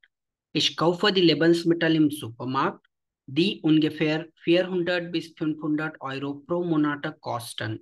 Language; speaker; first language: German; non-native, learner; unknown